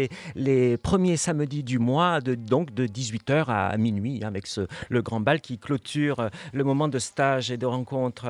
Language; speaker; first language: French; native; French